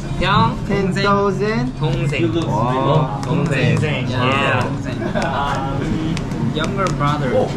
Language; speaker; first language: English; non-native, learner; Korean